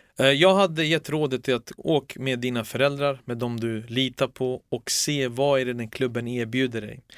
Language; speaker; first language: Swedish; early bilingual, other home language; Serbian